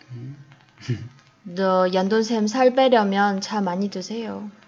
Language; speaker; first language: Korean; non-native, fluent; Chinese